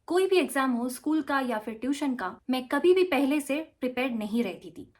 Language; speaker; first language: Hindi; non-native, local second language; Bangla